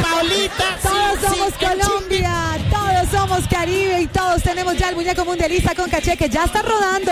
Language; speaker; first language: Spanish; native; Spanish